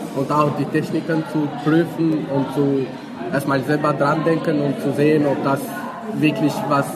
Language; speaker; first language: German; non-native, learner; Albanian